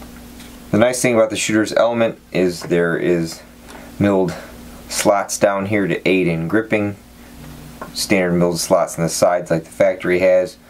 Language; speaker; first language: English; native; English